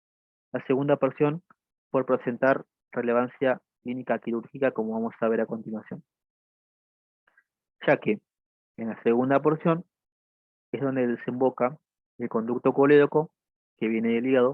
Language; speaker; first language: Spanish; native; Spanish